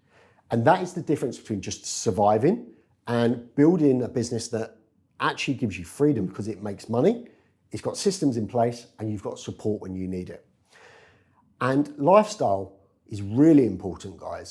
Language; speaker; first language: English; native; English